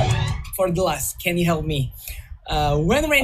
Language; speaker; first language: English; non-native, learner; Indonesian